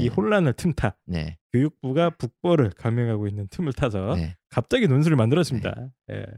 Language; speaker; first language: Korean; native; Korean